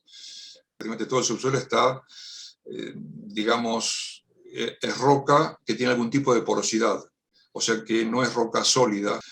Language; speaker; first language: Spanish; native; Spanish